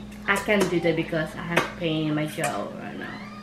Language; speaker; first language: English; non-native, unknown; Indonesian